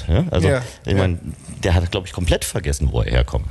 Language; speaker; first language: German; native; German